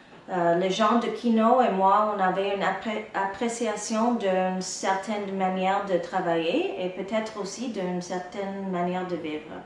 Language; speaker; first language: French; non-native, local second language; English